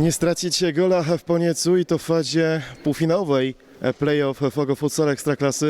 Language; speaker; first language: Polish; native; Polish